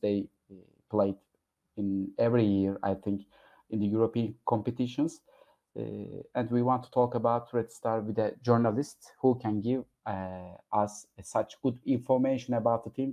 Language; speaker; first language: English; non-native, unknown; Turkish